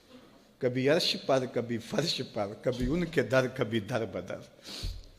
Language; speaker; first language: Urdu; native; Urdu